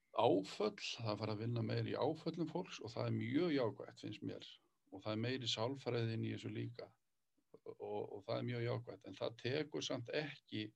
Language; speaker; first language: Icelandic; native; Icelandic